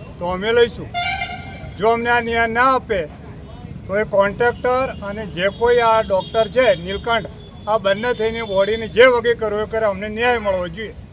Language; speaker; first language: Gujarati; native; Gujarati